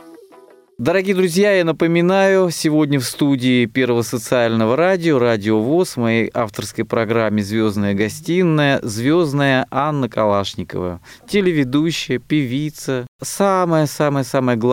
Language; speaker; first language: Russian; native; Russian